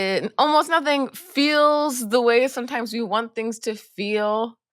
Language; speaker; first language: English; native; English